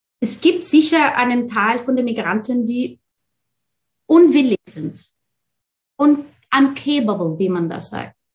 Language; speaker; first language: German; non-native, fluent; Arabic